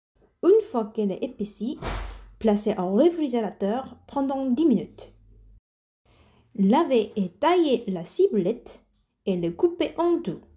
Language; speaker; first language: French; non-native, learner; Korean